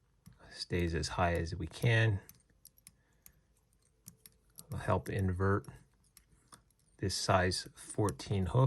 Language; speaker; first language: English; native; English